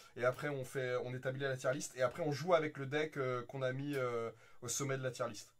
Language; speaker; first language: French; native; French